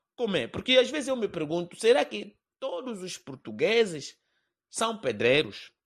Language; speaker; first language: Portuguese; native; Portuguese